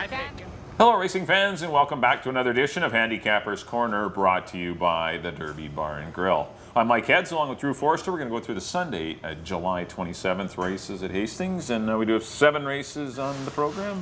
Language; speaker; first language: English; native; English